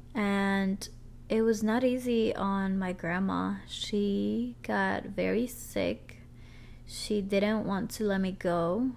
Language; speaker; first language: English; early bilingual, other home language; Spanish